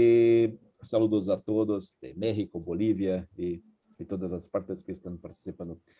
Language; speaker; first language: Spanish; non-native, fluent; Portuguese